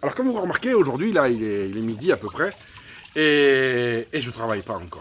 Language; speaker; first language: French; native; French